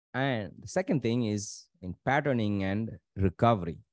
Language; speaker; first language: English; non-native, local second language; Tamil